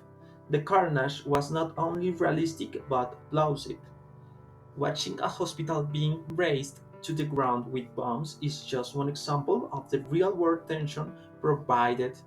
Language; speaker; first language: English; non-native, learner; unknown